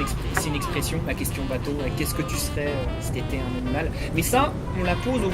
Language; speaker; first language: French; native; French